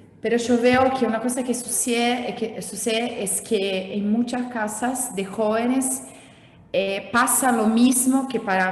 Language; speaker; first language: Spanish; non-native, fluent; Portuguese